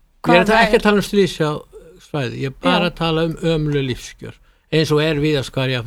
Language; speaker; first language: Icelandic; native; Icelandic